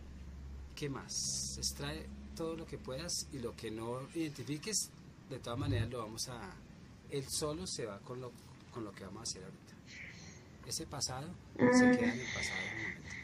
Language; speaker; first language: Spanish; native; Spanish